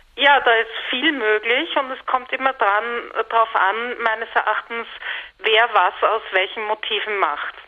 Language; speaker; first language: German; native; German